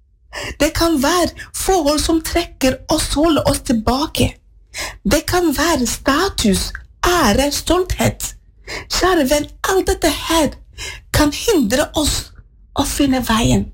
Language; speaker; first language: Norwegian; non-native, fluent; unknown